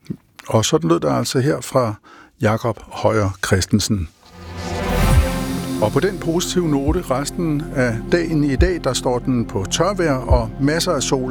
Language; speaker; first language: Danish; native; Danish